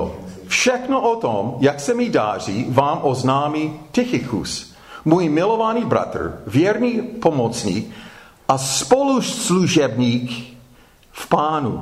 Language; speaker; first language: Czech; non-native, fluent; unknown